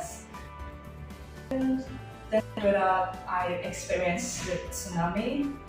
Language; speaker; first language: English; non-native, fluent; Portuguese